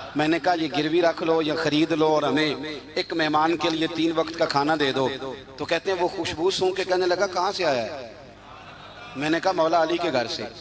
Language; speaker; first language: Urdu; non-native, local second language; Punjabi